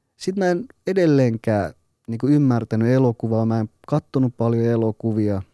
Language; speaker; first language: Finnish; early bilingual, other home language; Persian